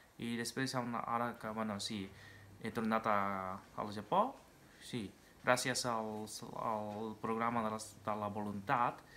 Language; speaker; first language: Catalan; non-native, fluent; Japanese